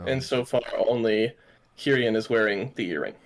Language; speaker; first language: English; native; English